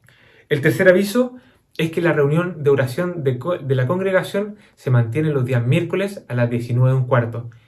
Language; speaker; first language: Spanish; native; Spanish